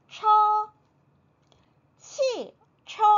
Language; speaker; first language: Chinese; non-native, fluent; Korean